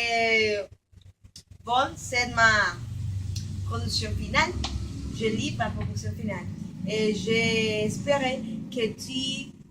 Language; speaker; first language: French; non-native, learner; Spanish